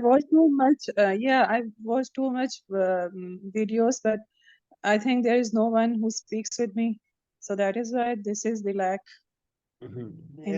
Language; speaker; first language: English; non-native, learner; Urdu